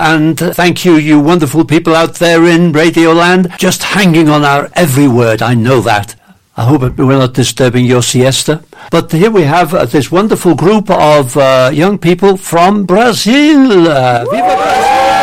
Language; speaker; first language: English; native; English